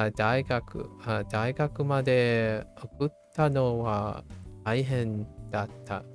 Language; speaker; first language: Japanese; non-native, learner; English